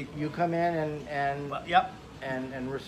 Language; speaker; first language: English; native; English